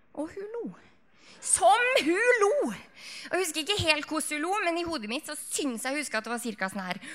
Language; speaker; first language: Norwegian; native; Norwegian